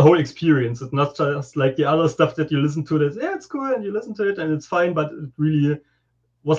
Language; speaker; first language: English; non-native, fluent; German